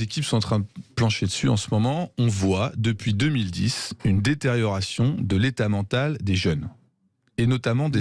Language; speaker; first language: French; native; French